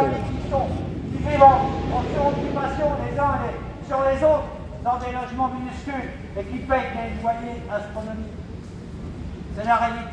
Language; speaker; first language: French; native; French